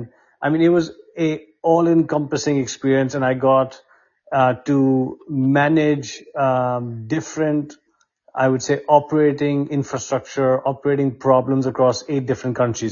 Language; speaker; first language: English; non-native, local second language; Hindi